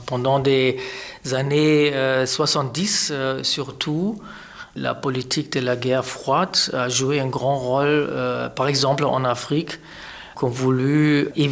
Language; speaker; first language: French; non-native, fluent; German